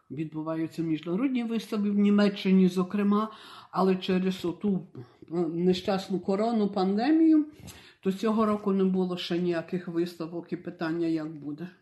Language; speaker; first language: Ukrainian; early bilingual, heritage; Ukrainian